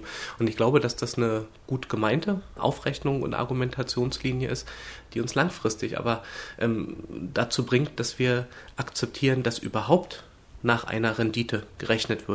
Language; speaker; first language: German; native; German